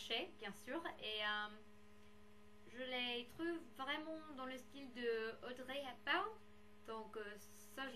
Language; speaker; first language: French; non-native, fluent; English